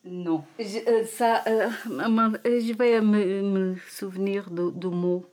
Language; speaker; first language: French; non-native, fluent; Portuguese